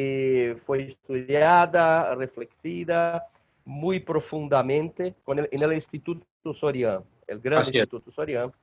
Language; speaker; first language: Spanish; non-native, learner; Portuguese